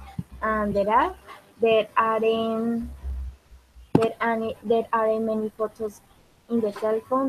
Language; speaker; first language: English; non-native, learner; Spanish